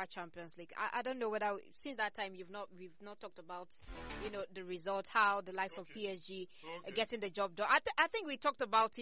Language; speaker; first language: English; non-native, local second language; Ibibio